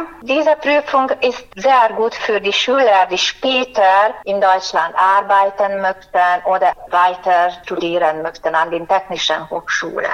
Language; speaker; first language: German; non-native, fluent; Hungarian